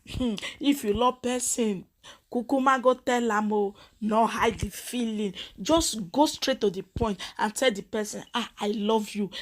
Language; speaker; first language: Nigerian Pidgin; non-native, local second language; Yoruba